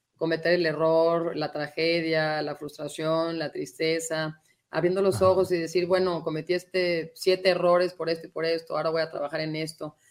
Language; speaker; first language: Spanish; native; Spanish